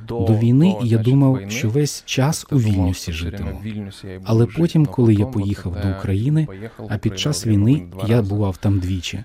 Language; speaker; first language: Ukrainian; non-native, fluent; Lithuanian